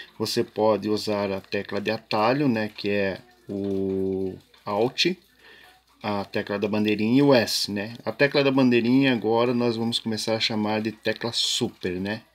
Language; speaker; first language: Portuguese; native; Portuguese